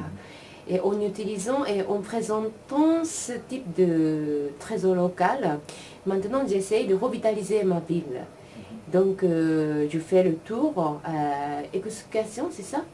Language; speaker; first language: French; non-native, learner; Japanese